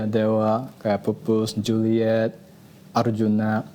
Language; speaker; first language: Indonesian; non-native, fluent; Japanese